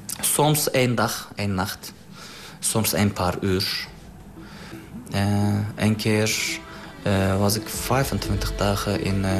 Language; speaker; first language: Dutch; non-native, learner; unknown